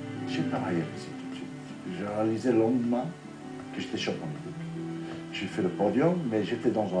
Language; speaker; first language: French; non-native, fluent; English